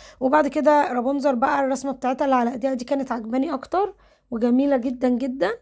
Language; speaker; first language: Arabic; native; Arabic